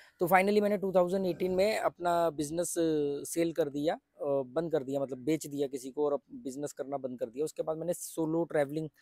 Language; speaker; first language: Hindi; native; Hindi